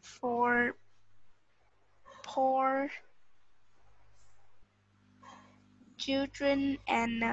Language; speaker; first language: English; non-native, learner; Vietnamese